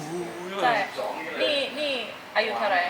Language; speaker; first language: Thai; non-native, learner; English